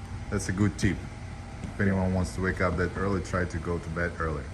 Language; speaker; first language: English; non-native, fluent; Ukrainian